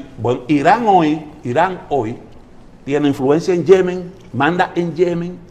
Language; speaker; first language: Spanish; native; Spanish